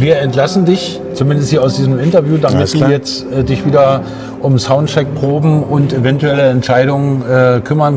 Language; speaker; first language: German; native; German